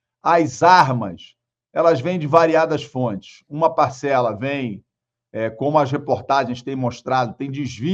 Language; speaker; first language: Portuguese; native; Portuguese